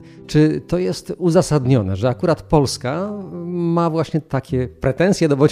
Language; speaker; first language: Polish; native; Polish